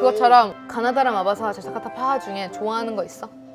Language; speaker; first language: Korean; native; Korean